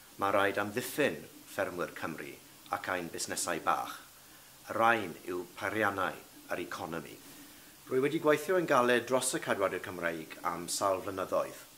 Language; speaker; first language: Welsh; non-native, local second language; English